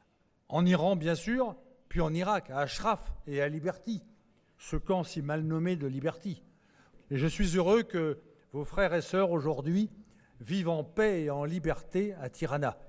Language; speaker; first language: French; native; French